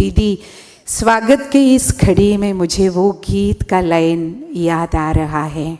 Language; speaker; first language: Hindi; non-native, local second language; Malayalam